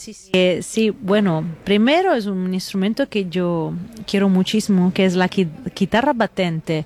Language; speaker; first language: Spanish; non-native, fluent; Italian